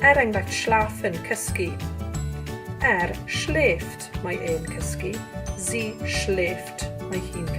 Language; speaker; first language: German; non-native, learner; Welsh